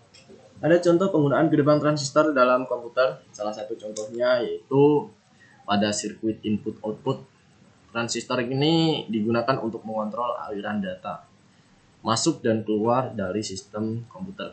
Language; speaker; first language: Indonesian; native; Indonesian